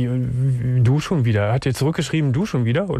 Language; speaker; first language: German; native; German